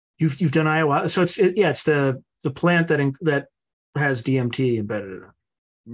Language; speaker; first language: English; native; English